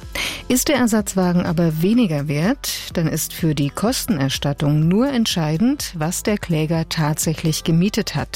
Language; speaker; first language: German; native; German